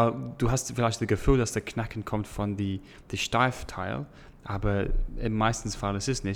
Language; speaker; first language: German; non-native, learner; English